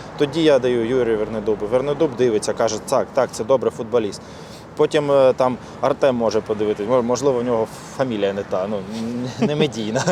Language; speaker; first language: Ukrainian; non-native, local second language; Russian